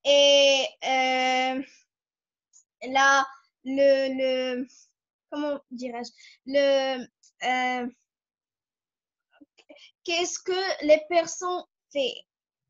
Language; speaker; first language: French; non-native, learner; Arabic